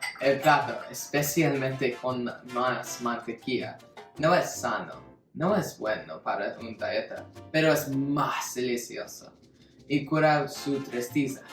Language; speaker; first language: Spanish; non-native, learner; English